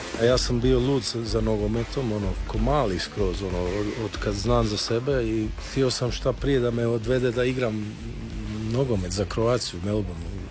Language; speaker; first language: Croatian; early bilingual, heritage; Croatian